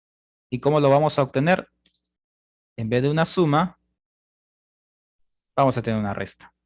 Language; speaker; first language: Spanish; native; Spanish